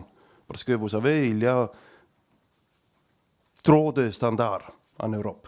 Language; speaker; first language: French; non-native, learner; Estonian